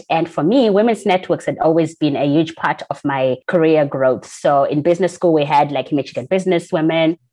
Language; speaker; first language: English; non-native, local second language; Shona